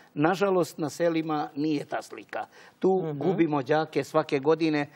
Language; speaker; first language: Croatian; early bilingual, heritage; Serbian